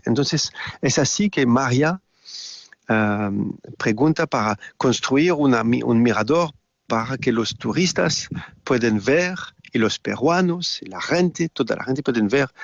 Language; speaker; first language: Spanish; non-native, learner; French